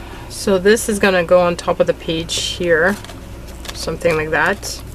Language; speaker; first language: English; native; English